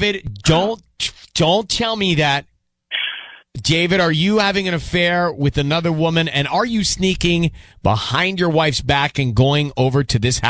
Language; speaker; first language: English; native; English